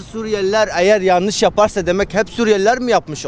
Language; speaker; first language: Turkish; non-native, fluent; Arabic